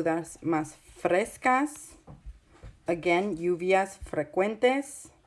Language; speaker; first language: Spanish; non-native, fluent; English